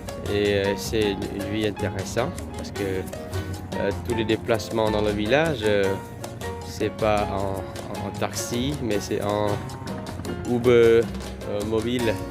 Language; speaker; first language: French; non-native, fluent; Vietnamese